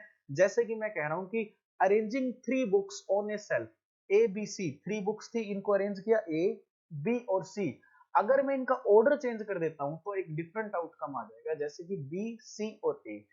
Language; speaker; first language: Hindi; native; Hindi